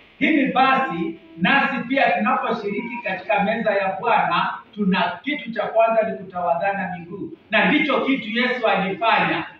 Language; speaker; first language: Swahili; native; Swahili